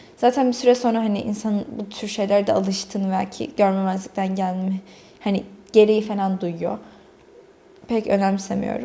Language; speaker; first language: Turkish; early bilingual, other home language; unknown